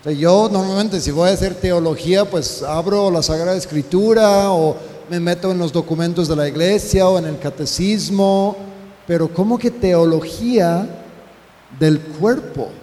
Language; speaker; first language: Spanish; non-native, fluent; English